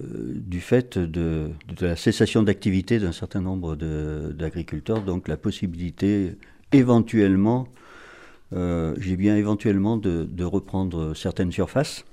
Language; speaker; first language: French; native; French